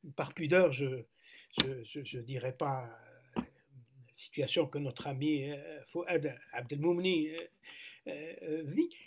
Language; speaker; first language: French; non-native, local second language; Arabic